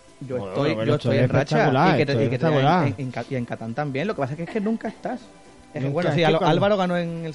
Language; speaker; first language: Spanish; native; Spanish